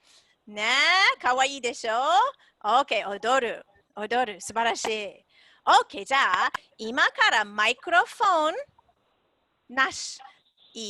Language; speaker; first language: Japanese; non-native, fluent; English